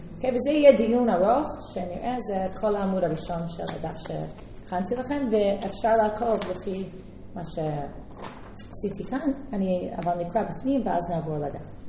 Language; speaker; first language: Hebrew; native; Hebrew